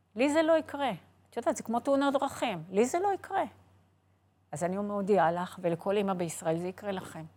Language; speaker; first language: Hebrew; native; Hebrew